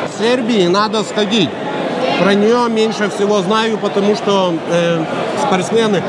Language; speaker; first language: Russian; non-native, local second language; Lithuanian